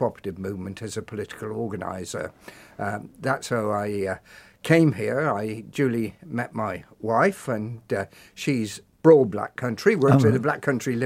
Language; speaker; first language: English; native; English